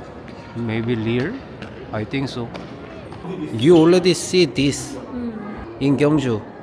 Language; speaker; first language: English; non-native, learner; Korean